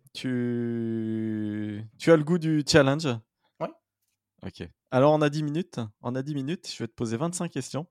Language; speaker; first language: French; native; French